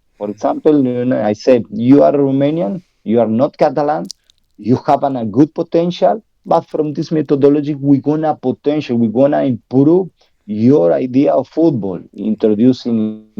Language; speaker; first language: English; non-native, learner; Spanish